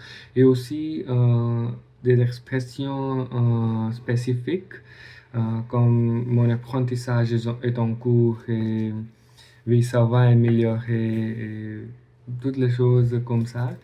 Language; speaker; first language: French; non-native, learner; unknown